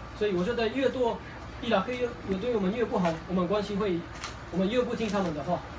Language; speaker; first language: Chinese; non-native, fluent; Kurdish